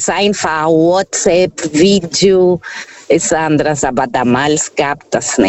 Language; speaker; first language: German; non-native, fluent; Portuguese